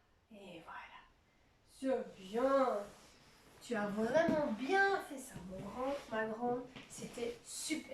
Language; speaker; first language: French; native; French